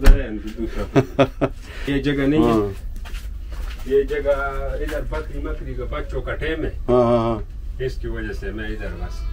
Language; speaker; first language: Hindi; non-native, local second language; Pashto